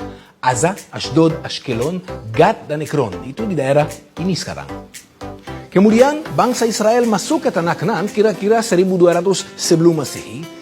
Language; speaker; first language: Indonesian; non-native, fluent; Hebrew